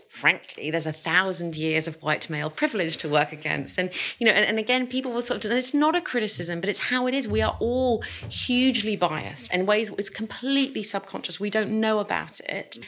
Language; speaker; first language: English; native; English